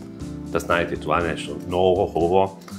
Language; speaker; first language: Bulgarian; non-native, learner; German